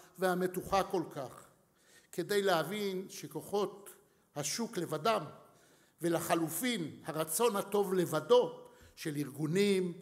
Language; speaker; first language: Hebrew; native; Hebrew